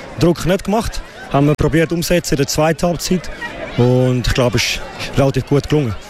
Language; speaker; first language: German; native; German